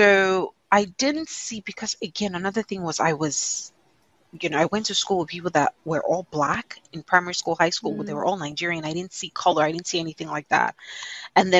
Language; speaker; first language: English; non-native, local second language; Igbo